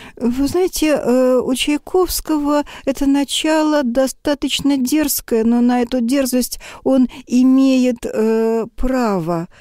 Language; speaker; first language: Russian; native; Russian